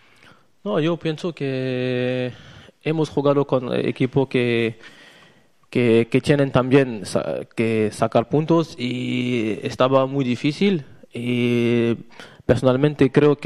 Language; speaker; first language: Spanish; non-native, learner; French